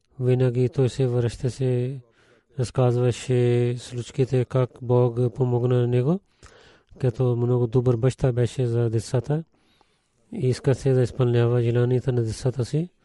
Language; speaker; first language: Bulgarian; non-native, learner; Urdu